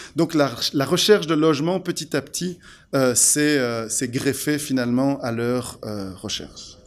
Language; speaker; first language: French; native; French